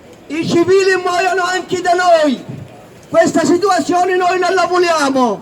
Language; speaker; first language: Italian; non-native, local second language; Arabic